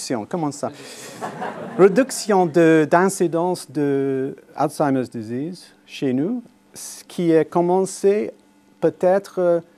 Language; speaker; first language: French; non-native, fluent; English